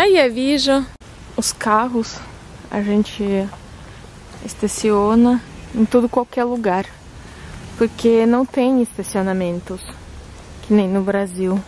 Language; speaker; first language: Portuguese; non-native, fluent; Russian